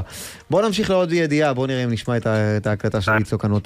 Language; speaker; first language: Hebrew; native; Hebrew